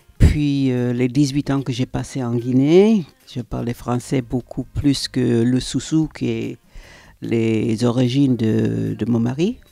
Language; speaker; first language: French; non-native, fluent; English